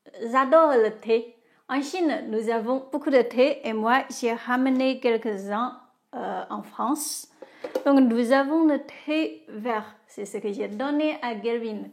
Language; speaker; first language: French; non-native, fluent; Chinese